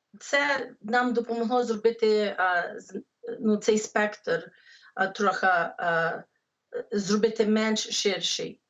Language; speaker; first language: Ukrainian; early bilingual, heritage; English